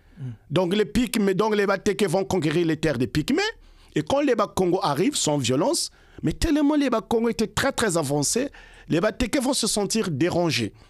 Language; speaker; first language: French; non-native, local second language; Kongo